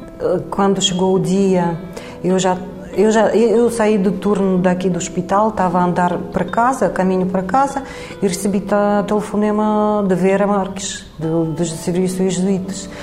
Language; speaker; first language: Portuguese; non-native, fluent; Russian